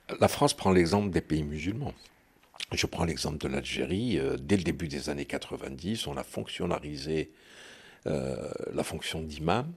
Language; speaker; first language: French; non-native, local second language; Arabic